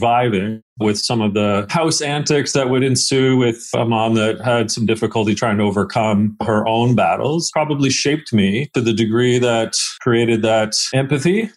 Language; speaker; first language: English; native; English